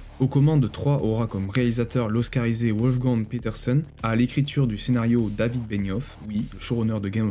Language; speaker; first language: French; native; French